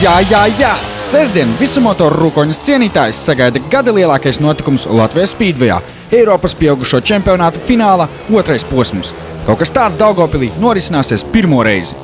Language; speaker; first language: Latvian; native; Latvian